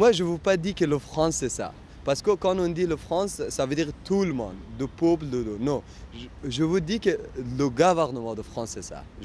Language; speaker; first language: French; non-native, learner; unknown